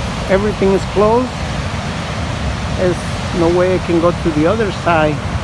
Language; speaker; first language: English; non-native, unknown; Spanish